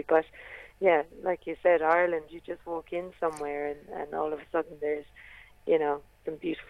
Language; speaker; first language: English; native; English